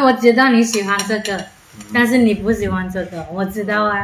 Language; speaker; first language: Indonesian; non-native, learner; Chinese